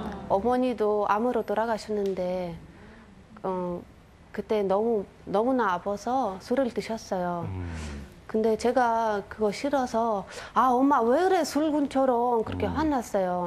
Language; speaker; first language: Korean; non-native, fluent; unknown